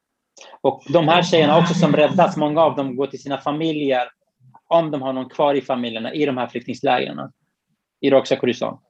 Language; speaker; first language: Swedish; non-native, fluent; Kurdish